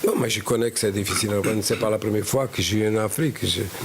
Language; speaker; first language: French; non-native, fluent; Portuguese